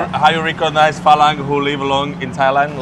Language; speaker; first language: English; non-native, fluent; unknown